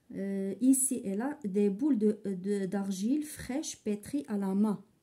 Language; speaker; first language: French; non-native, local second language; Arabic